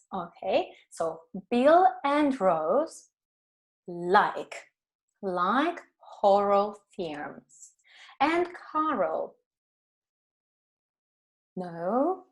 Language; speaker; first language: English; non-native, fluent; Spanish